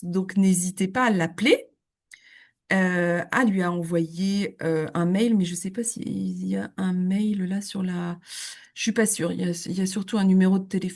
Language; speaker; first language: French; native; French